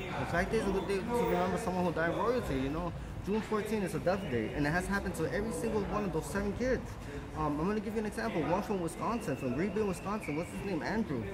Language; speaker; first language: English; early bilingual, other home language; Spanish